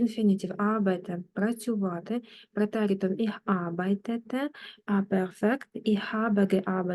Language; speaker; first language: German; non-native, fluent; Ukrainian